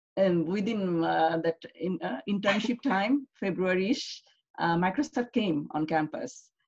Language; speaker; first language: English; non-native, local second language; Bangla